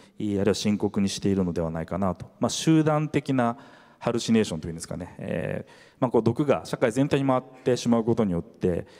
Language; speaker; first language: Japanese; native; Japanese